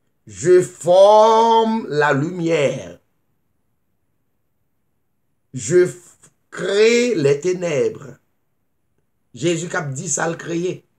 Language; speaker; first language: French; non-native, local second language; Haitian Creole